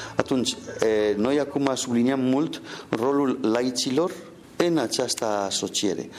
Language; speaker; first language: Romanian; non-native, fluent; Spanish